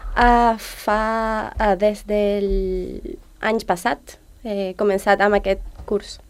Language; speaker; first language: Catalan; non-native, learner; Spanish